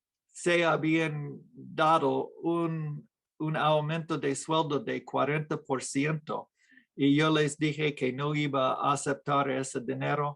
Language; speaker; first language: Spanish; non-native, fluent; English